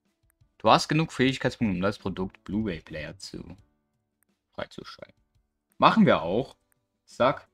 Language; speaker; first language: German; native; German